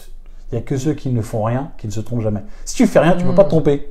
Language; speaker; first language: French; native; French